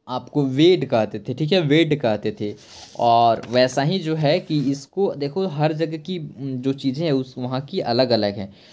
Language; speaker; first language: Hindi; native; Hindi